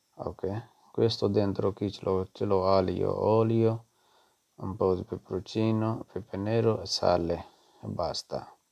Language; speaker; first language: Italian; non-native, learner; Punjabi